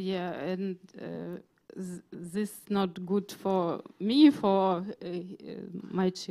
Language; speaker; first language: English; non-native, learner; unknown